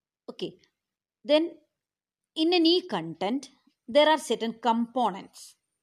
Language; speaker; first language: English; non-native, local second language; Malayalam